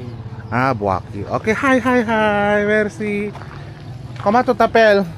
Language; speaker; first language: French; non-native, learner; Filipino